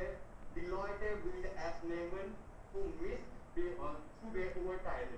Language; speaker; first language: German; non-native, learner; Hindi